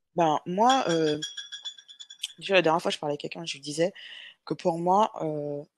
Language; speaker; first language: French; native; French